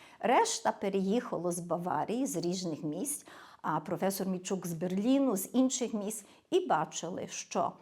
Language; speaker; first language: Ukrainian; early bilingual, heritage; Ukrainian